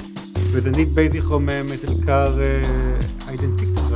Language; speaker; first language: Dutch; non-native, learner; Hebrew